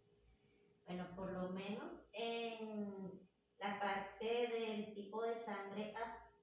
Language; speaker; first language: Spanish; native; Spanish